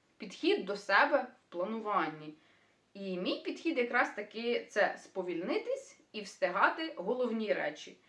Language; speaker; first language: Ukrainian; native; Ukrainian